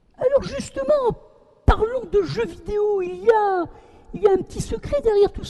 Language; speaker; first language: French; native; French